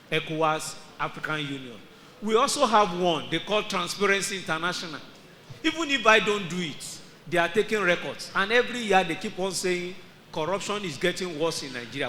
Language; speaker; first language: English; non-native, local second language; Yoruba